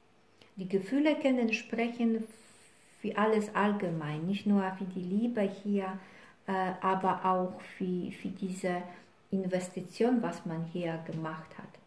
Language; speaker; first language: German; non-native, fluent; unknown